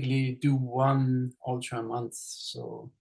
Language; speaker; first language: English; non-native, fluent; Swiss German